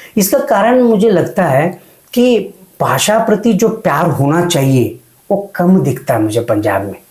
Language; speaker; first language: Hindi; non-native, local second language; Kannada